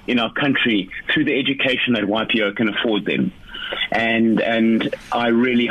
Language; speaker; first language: English; native; English